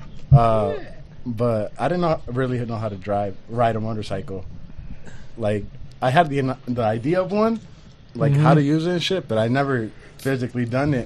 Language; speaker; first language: English; early bilingual, other home language; Spanish